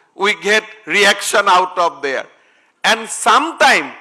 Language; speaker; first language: English; non-native, local second language; Assamese